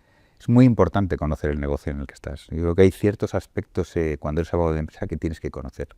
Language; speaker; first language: Spanish; native; Spanish